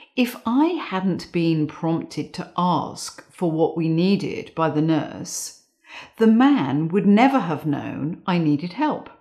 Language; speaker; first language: English; native; English